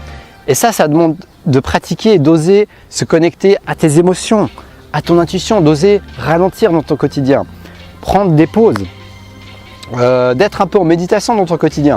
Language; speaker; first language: French; native; French